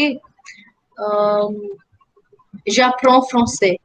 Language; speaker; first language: French; non-native, fluent; Hindi